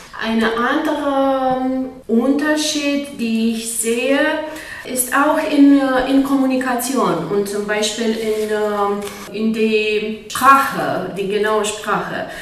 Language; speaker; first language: German; non-native, learner; Romanian